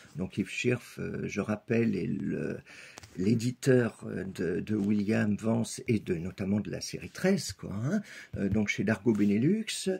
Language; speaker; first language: French; native; French